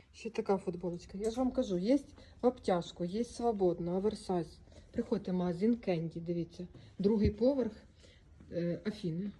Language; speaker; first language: Ukrainian; native; Ukrainian